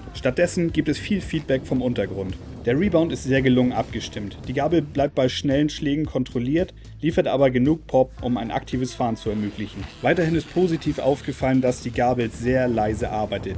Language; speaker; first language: German; native; German